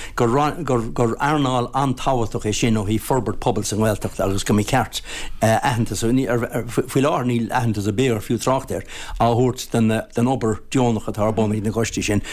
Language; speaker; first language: Irish; native; Irish